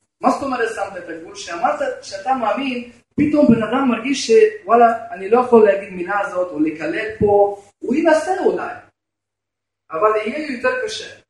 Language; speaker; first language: Hebrew; non-native, fluent; Russian